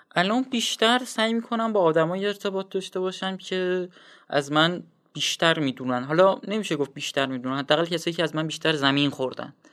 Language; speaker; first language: Persian; non-native, local second language; Azerbaijani